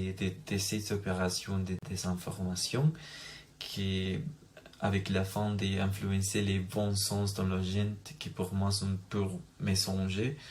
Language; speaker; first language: French; non-native, learner; Spanish